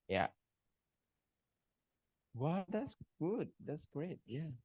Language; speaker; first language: English; non-native, learner; Indonesian